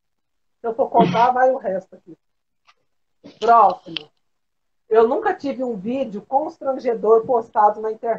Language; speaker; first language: Portuguese; native; Portuguese